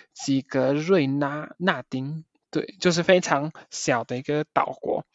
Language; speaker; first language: Chinese; early bilingual, heritage; Chinese